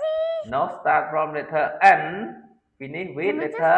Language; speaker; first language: English; non-native, learner; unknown